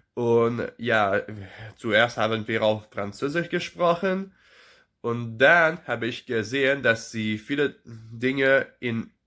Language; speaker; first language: German; non-native, learner; French